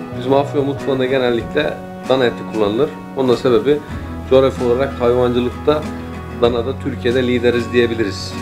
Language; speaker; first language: Turkish; native; Turkish